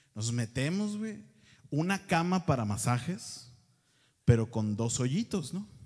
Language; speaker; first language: Spanish; native; Spanish